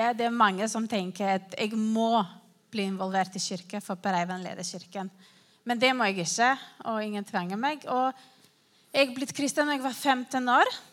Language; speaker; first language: Norwegian; non-native, fluent; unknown